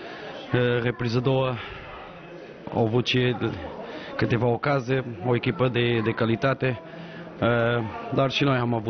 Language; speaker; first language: Romanian; non-native, learner; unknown